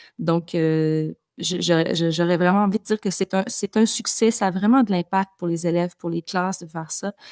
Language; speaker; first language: French; native; French